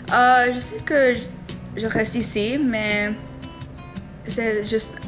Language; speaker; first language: French; non-native, learner; English